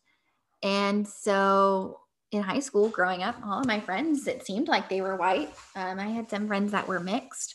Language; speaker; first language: English; native; English